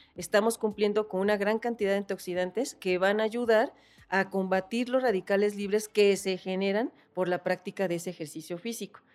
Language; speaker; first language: Spanish; native; Spanish